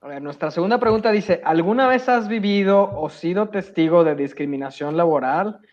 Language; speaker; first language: Spanish; native; Spanish